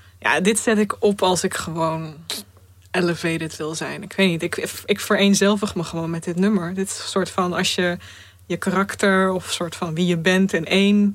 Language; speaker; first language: Dutch; early bilingual, other home language; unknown